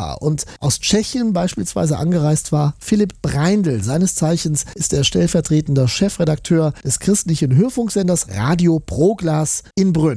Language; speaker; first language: German; native; German